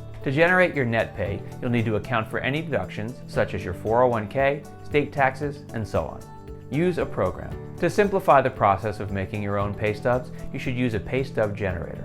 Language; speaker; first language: English; native; English